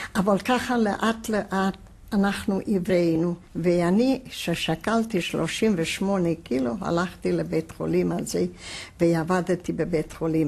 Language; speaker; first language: Hebrew; non-native, fluent; Hungarian